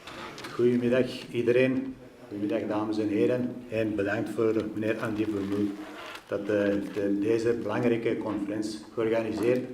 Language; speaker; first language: Dutch; non-native, fluent; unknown